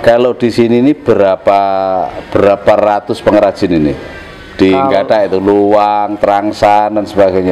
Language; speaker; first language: Indonesian; native; Indonesian